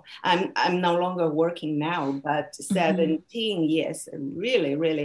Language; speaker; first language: English; non-native, fluent; Chinese